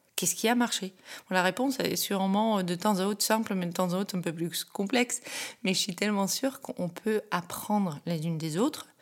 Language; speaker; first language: French; non-native, fluent; Dutch